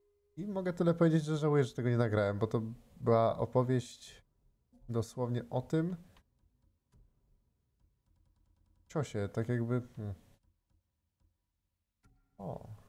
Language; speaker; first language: Polish; native; Polish